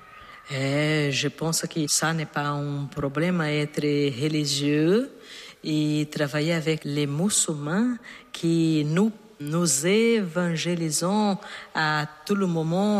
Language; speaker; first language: French; non-native, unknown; Portuguese